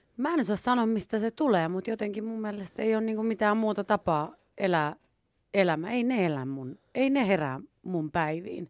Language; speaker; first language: Finnish; native; Finnish